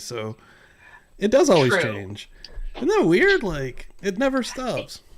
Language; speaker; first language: English; native; English